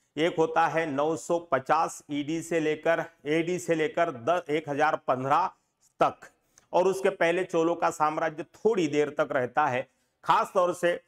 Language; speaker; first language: Hindi; non-native, local second language; Marathi